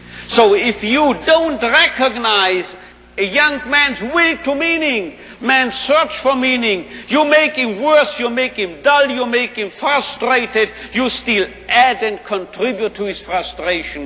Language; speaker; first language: English; non-native, fluent; German